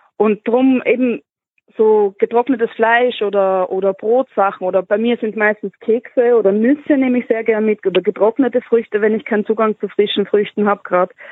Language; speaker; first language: German; native; German